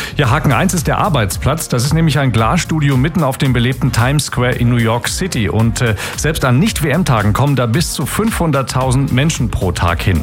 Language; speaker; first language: German; native; German